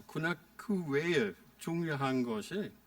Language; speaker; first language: Korean; non-native, fluent; German